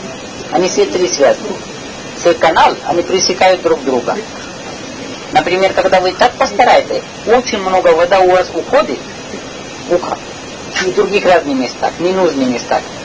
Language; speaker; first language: Russian; non-native, learner; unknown